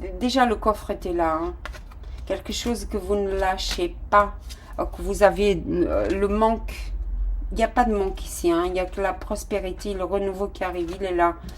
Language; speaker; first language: French; non-native, fluent; Portuguese